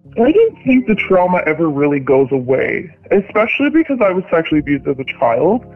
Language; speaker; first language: English; native; English